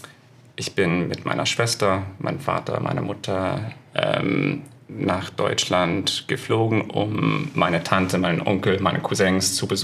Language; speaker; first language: German; non-native, fluent; English